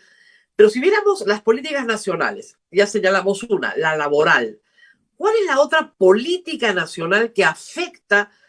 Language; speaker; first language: Spanish; native; Spanish